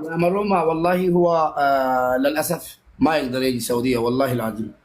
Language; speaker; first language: Arabic; non-native, learner; Oromo